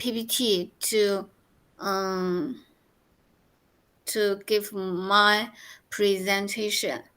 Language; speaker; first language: English; non-native, learner; Chinese